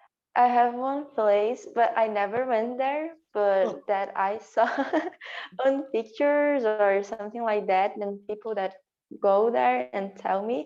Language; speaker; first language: English; non-native, learner; Portuguese